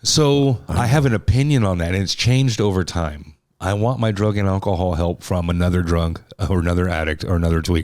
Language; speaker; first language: English; native; English